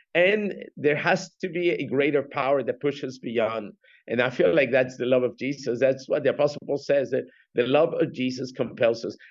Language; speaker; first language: English; non-native, fluent; Spanish